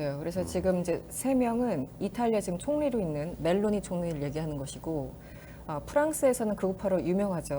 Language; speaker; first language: Korean; native; Korean